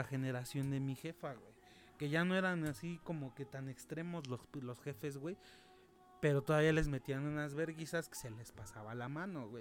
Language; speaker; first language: Spanish; native; Spanish